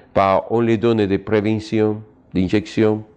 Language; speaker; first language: French; non-native, fluent; Spanish